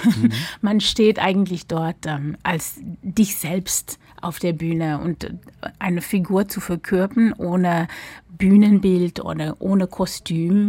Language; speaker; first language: German; non-native, fluent; English